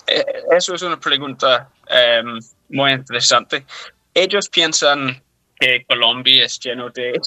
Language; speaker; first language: Spanish; non-native, fluent; English